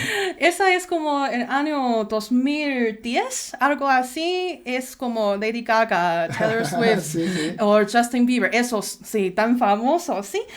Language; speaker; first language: Spanish; non-native, learner; Chinese